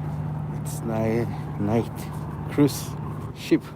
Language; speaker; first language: English; non-native, learner; Spanish